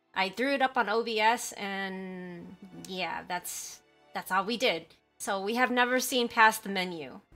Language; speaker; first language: English; native; English